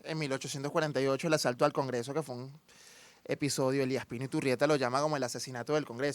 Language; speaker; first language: Spanish; native; Spanish